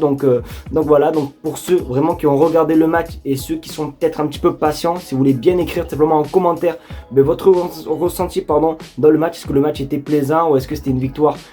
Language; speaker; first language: French; native; French